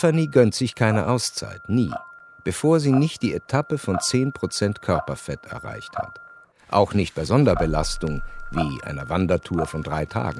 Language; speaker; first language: German; native; German